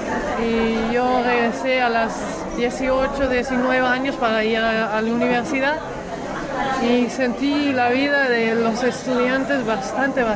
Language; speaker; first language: Spanish; non-native, fluent; Dutch